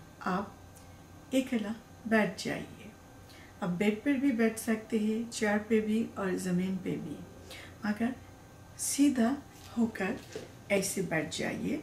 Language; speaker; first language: Hindi; non-native, learner; Bangla